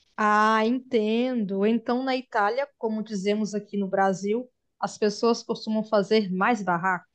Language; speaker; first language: Portuguese; native; Portuguese